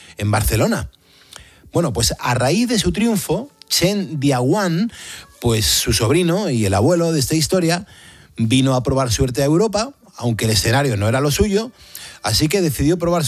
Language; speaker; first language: Spanish; native; Spanish